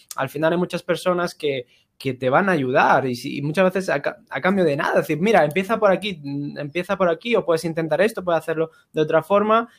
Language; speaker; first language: Spanish; native; Spanish